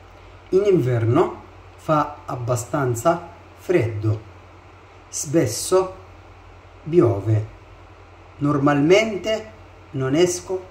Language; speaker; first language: Italian; non-native, fluent; Arabic